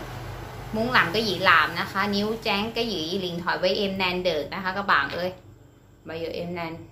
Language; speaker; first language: Vietnamese; non-native, learner; Thai